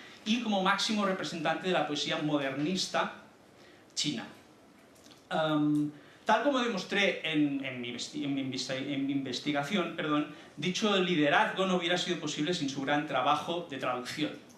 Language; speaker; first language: Spanish; native; Spanish